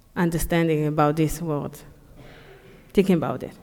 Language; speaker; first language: English; non-native, learner; Hebrew